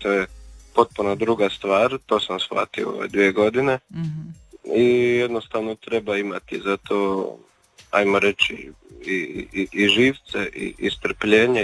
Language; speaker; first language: Serbian; native; Serbian